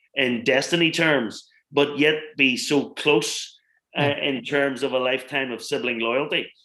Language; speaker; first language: English; native; English